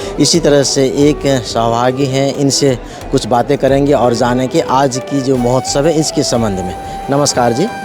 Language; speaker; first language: Hindi; non-native, local second language; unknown